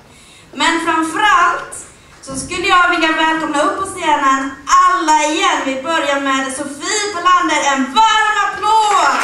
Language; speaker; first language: Swedish; native; Swedish